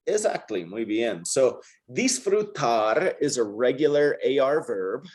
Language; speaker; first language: Spanish; non-native, fluent; English